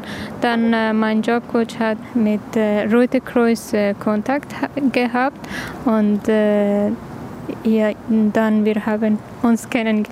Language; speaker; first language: German; non-native, learner; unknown